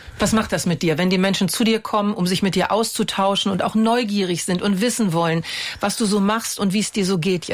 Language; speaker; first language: German; native; German